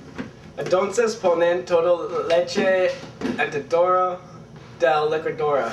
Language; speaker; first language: Spanish; non-native, learner; English